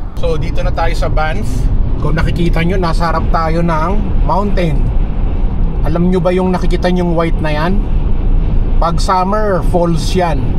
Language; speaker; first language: Filipino; native; Filipino